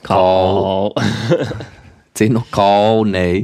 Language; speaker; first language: Māori; non-native, local second language; English